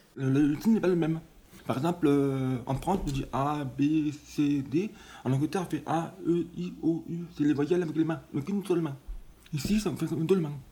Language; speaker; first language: French; native; French